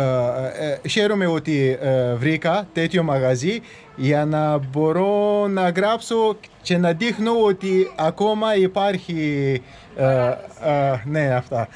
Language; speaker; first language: Greek; non-native, learner; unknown